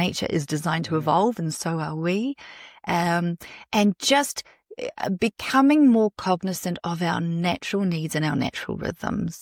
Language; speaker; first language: English; native; English